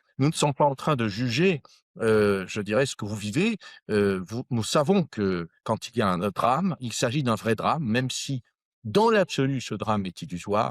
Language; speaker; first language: French; native; French